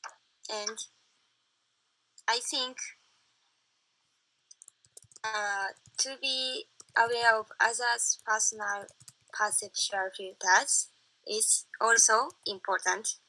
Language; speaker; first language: English; non-native, learner; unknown